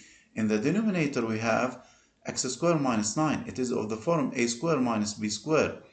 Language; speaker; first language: English; non-native, local second language; Arabic